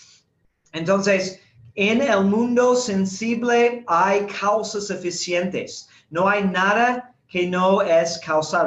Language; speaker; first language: Spanish; non-native, fluent; English